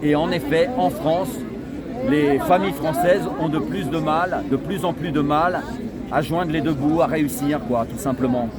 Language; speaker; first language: French; native; French